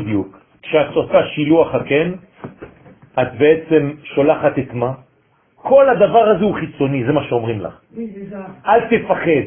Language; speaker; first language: Hebrew; non-native, fluent; French